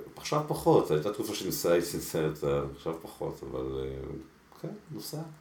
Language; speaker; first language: Hebrew; early bilingual, other home language; Spanish